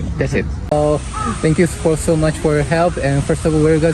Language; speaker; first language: English; non-native, learner; Japanese